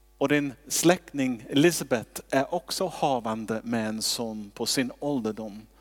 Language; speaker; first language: Swedish; non-native, fluent; English